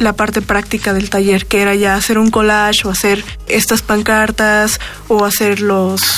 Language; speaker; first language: Spanish; native; Spanish